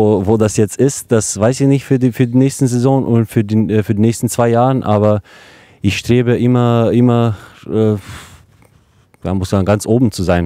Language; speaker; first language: German; non-native, fluent; Croatian